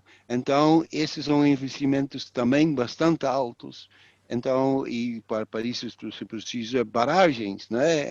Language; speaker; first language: Portuguese; non-native, fluent; Dutch